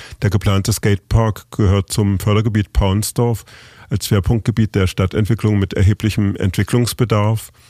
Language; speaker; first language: German; native; German